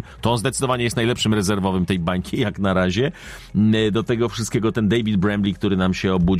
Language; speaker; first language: Polish; native; Polish